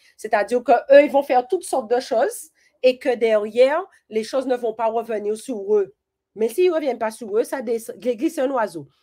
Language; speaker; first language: French; native; French